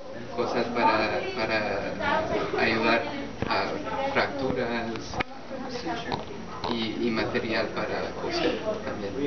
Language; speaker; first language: Spanish; non-native, fluent; English